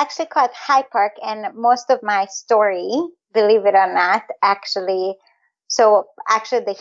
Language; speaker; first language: English; non-native, fluent; Hungarian